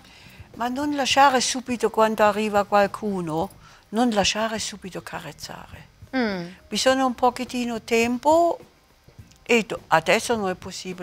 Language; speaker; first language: Italian; non-native, learner; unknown